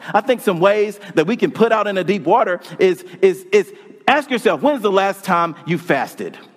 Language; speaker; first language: English; native; English